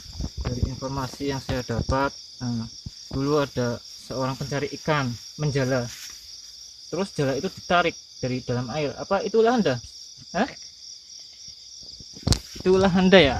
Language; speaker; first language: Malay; non-native, local second language; Javanese